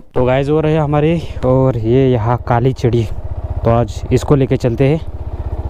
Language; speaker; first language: Hindi; non-native, local second language; Marathi